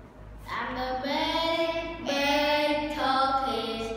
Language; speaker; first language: English; non-native, learner; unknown